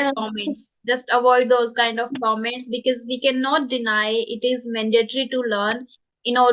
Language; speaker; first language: English; non-native, local second language; Hindi